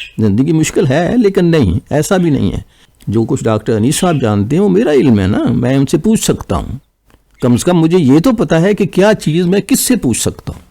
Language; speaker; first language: Urdu; non-native, local second language; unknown